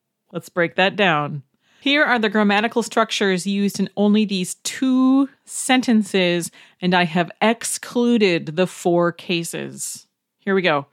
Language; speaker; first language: English; native; English